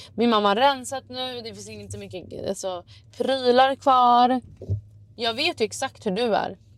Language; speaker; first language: Swedish; native; Swedish